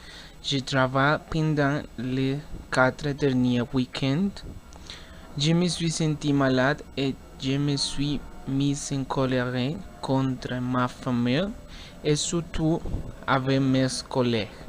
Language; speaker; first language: French; non-native, learner; Spanish